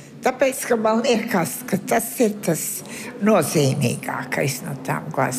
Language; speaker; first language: Latvian; early bilingual, heritage; Latvian